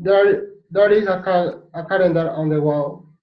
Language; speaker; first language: English; non-native, learner; Spanish